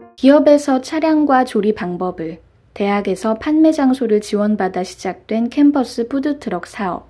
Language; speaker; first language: Korean; native; Korean